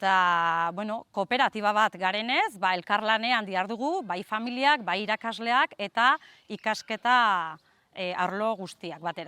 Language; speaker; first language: Basque; native; Basque